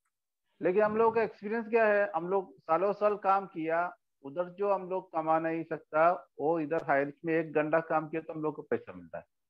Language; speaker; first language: Hindi; non-native, local second language; Malayalam